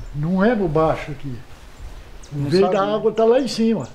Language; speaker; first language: Portuguese; native; Portuguese